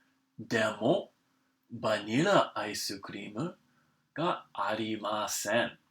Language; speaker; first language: Japanese; non-native, fluent; English